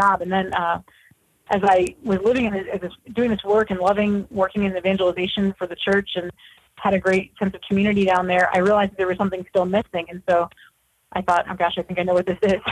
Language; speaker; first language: English; native; English